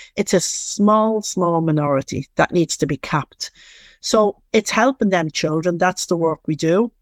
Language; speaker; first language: English; native; English